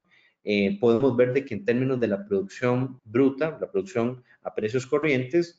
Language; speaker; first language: Spanish; native; Spanish